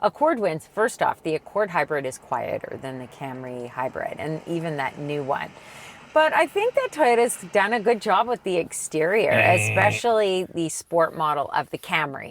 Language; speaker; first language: English; native; English